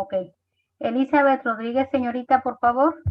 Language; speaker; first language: Spanish; native; Spanish